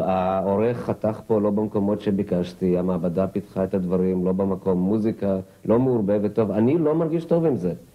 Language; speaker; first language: Hebrew; native; Hebrew